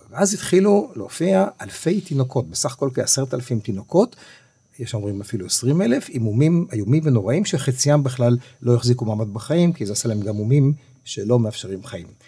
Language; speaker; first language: Hebrew; native; Hebrew